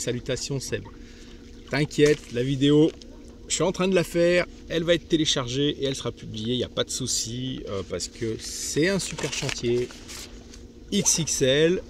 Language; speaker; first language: French; native; French